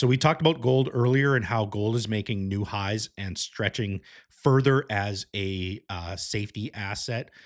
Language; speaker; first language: English; native; English